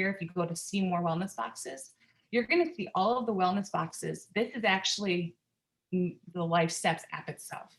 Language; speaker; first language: English; native; English